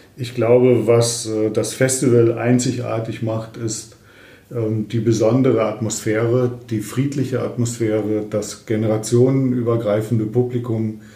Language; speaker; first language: German; native; German